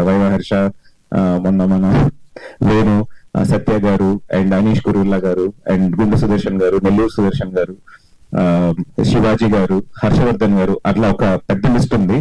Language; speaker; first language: Telugu; native; Telugu